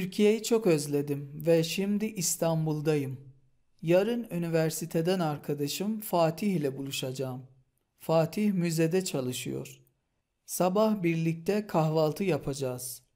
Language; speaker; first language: Turkish; non-native, fluent; Persian